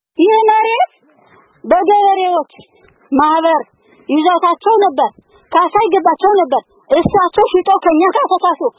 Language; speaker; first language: Amharic; non-native, local second language; Tigrinya